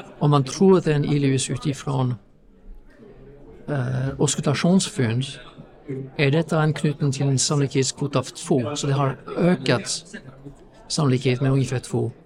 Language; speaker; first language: Swedish; non-native, fluent; English